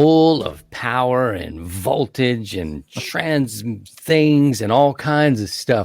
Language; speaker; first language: English; native; English